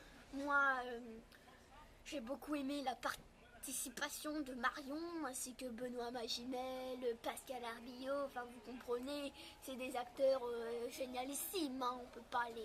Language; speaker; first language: French; native; French